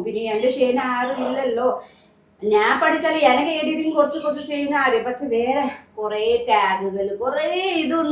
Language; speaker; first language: Malayalam; non-native, learner; Nepali